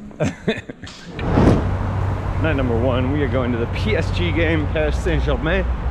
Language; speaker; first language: English; native; English